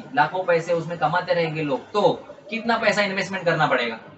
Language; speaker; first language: Hindi; non-native, local second language; Marathi